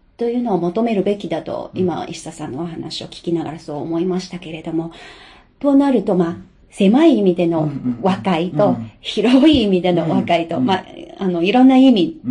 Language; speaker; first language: Japanese; non-native, fluent; Chinese